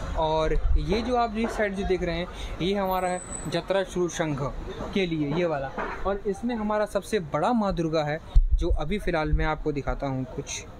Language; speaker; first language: Hindi; native; Hindi